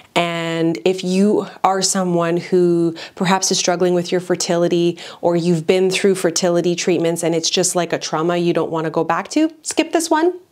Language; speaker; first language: English; native; English